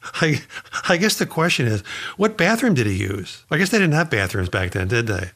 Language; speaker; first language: English; native; English